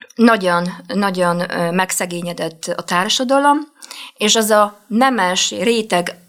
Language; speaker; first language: Hungarian; non-native, fluent; Polish